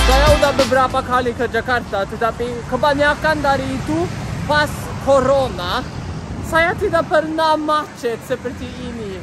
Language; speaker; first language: Indonesian; non-native, fluent; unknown